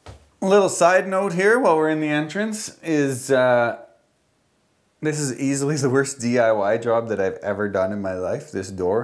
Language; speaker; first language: English; native; English